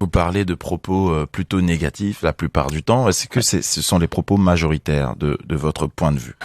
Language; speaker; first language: French; native; French